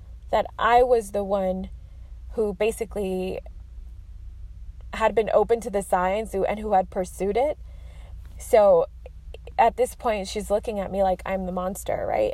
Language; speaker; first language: English; early bilingual, other home language; Spanish